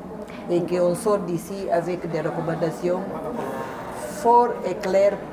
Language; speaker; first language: French; non-native, fluent; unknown